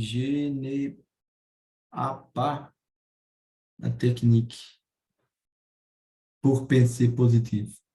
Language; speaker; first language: French; non-native, learner; Portuguese